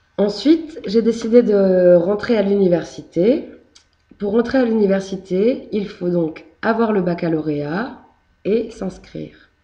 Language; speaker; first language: French; native; French